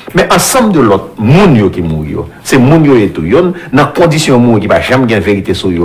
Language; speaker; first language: French; non-native, local second language; Haitian Creole